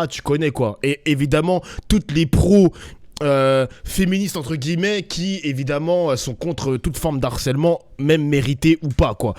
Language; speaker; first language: French; native; French